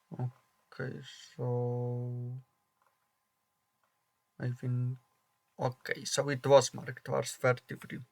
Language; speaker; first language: English; non-native, fluent; Polish